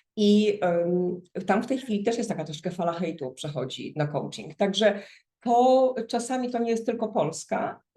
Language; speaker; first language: Polish; native; Polish